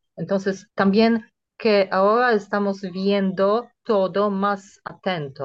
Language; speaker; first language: Spanish; non-native, fluent; Polish